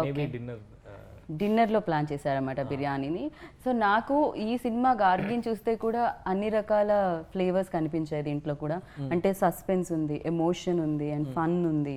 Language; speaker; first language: Telugu; native; Telugu